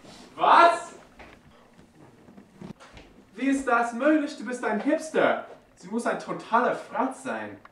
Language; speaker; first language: German; non-native, learner; English